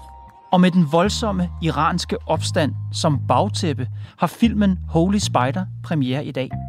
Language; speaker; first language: Danish; native; Danish